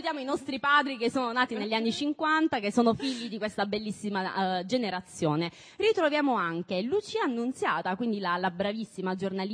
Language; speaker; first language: Italian; native; Italian